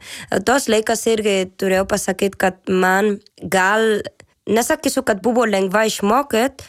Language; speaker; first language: Lithuanian; non-native, learner; Spanish